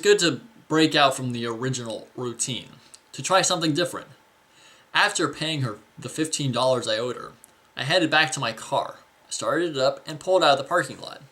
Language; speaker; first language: English; native; English